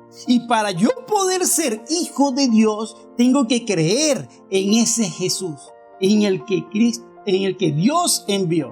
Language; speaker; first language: Spanish; native; Spanish